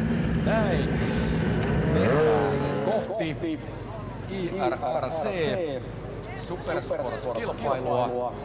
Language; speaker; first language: Finnish; native; Finnish